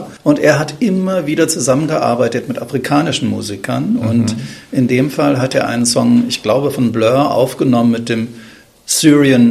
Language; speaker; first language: German; native; German